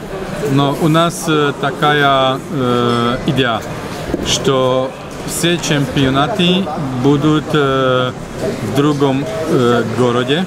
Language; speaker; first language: Russian; non-native, learner; Slovak